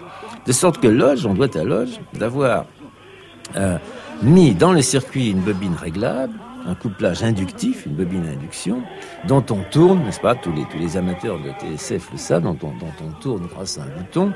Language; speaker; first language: French; native; French